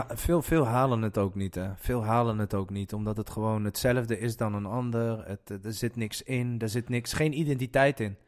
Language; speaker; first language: Dutch; early bilingual, other home language; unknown